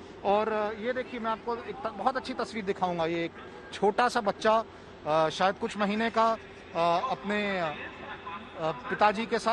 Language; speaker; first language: Hindi; native; Hindi